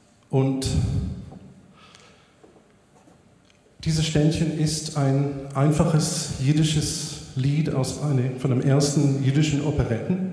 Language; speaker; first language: German; non-native, fluent; Hebrew